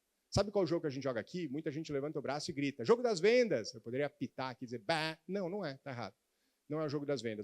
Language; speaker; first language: Portuguese; native; Portuguese